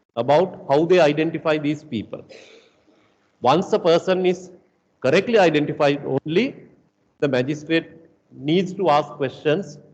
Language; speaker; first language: English; non-native, local second language; Sinhala